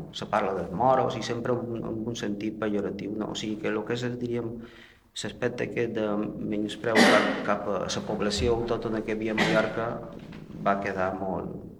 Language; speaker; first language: Catalan; native; Catalan